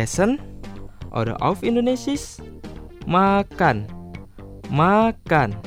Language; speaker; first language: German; non-native, fluent; Indonesian